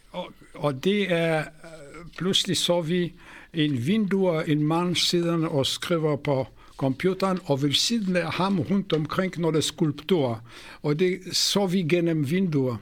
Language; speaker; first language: Swedish; non-native, fluent; Polish